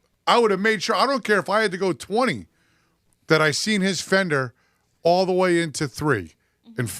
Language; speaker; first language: English; native; English